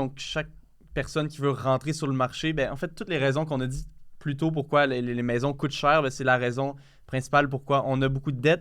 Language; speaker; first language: French; native; French